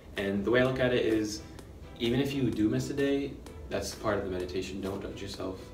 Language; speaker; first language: English; native; English